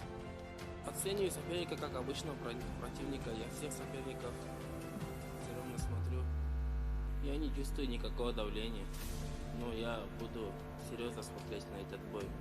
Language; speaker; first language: Russian; non-native, fluent; Kyrgyz